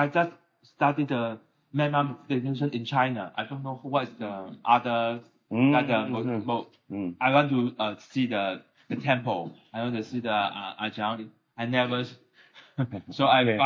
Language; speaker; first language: English; non-native, learner; Chinese